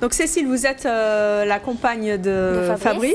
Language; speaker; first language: French; native; French